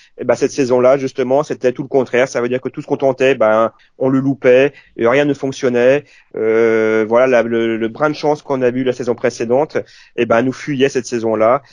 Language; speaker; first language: French; native; French